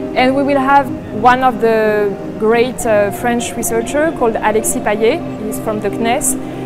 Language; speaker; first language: English; non-native, fluent; French